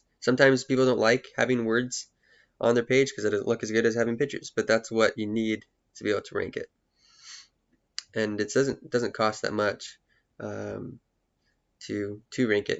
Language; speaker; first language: English; native; English